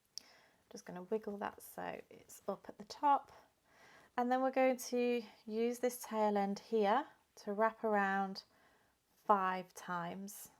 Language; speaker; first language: English; native; English